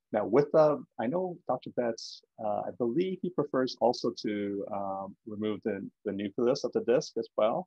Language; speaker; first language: English; native; English